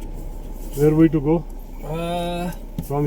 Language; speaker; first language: English; non-native, learner; Hindi